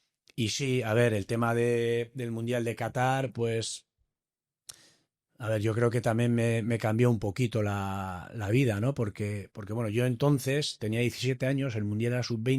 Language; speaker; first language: Spanish; native; Spanish